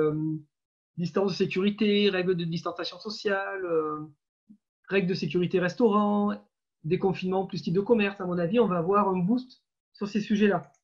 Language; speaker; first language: French; native; French